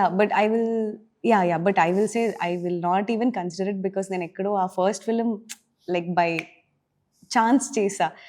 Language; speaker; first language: Telugu; native; Telugu